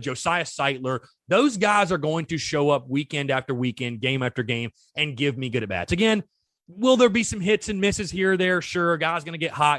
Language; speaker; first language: English; native; English